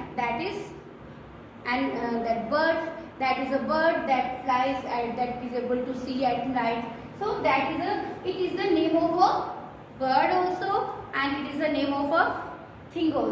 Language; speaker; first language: English; non-native, local second language; Hindi